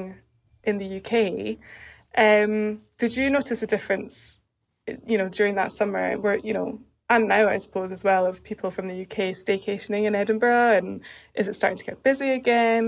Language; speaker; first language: English; native; English